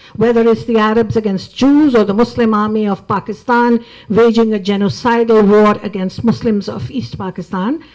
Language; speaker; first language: English; non-native, local second language; Urdu